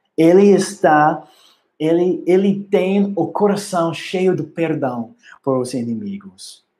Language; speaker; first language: Portuguese; non-native, learner; English